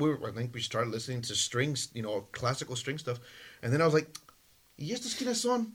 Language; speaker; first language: English; early bilingual, other home language; Spanish